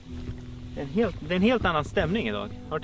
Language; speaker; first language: Swedish; native; Swedish